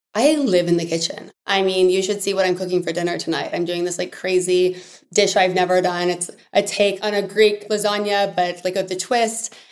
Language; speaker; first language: English; native; English